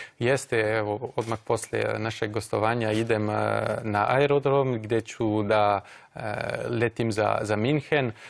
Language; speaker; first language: Croatian; non-native, fluent; French